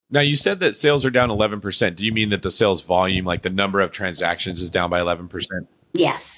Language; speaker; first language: English; native; English